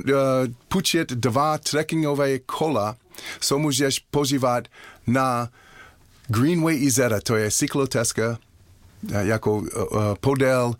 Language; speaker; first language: Czech; non-native, learner; English